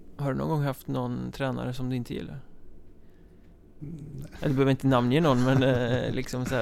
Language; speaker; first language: Swedish; native; Swedish